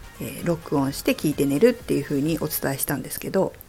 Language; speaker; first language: Japanese; native; Japanese